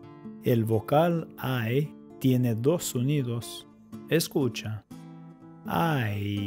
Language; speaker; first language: Spanish; non-native, fluent; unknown